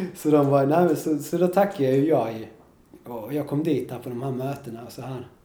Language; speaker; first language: Swedish; early bilingual, other home language; Spanish